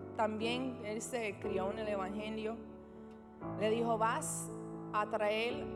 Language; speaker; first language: Spanish; early bilingual, heritage; Spanish